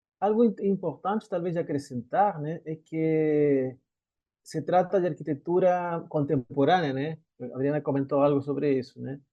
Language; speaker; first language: Portuguese; non-native, fluent; Spanish